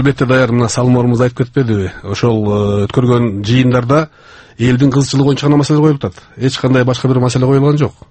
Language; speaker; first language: Kyrgyz; native; Kyrgyz